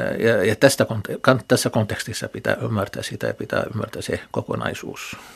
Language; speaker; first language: Finnish; non-native, fluent; Arabic